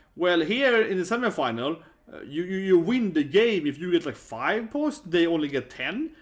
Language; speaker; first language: English; non-native, fluent; Swedish